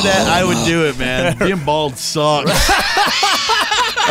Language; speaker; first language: English; native; English